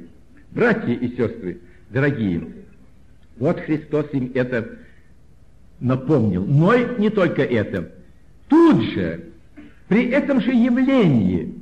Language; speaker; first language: Russian; native; Russian